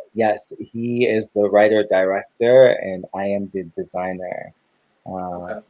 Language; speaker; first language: English; native; English